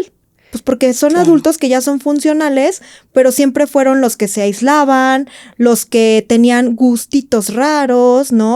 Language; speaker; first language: Spanish; native; Spanish